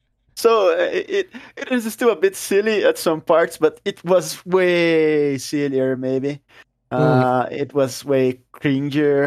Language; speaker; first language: English; non-native, fluent; Portuguese